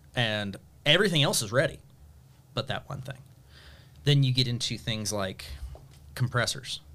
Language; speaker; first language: English; native; English